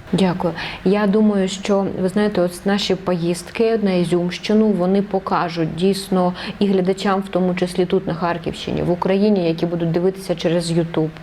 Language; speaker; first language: Ukrainian; native; Ukrainian